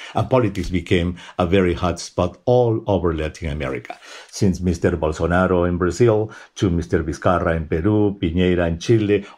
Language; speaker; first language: English; non-native, fluent; Spanish